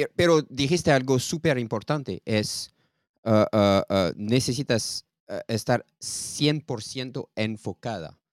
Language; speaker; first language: Spanish; non-native, learner; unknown